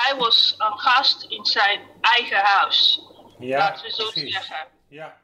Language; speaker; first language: Dutch; non-native, fluent; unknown